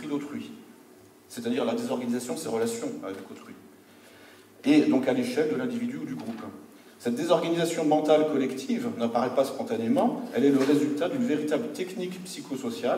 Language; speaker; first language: French; native; French